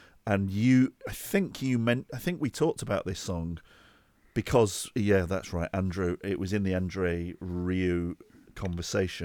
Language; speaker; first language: English; native; English